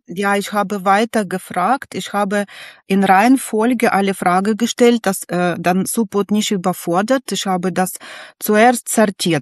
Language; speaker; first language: German; non-native, learner; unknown